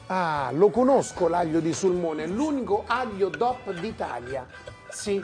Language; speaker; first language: Italian; native; Italian